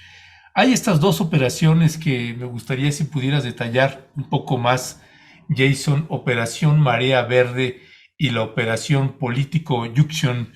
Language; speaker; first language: Spanish; native; Spanish